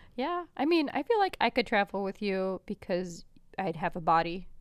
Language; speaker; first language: English; early bilingual, other home language; Albanian